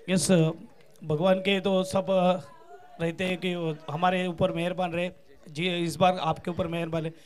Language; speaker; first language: Hindi; non-native, local second language; Marathi